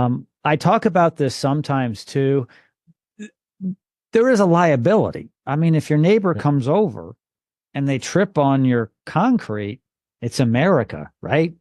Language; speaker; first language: English; native; English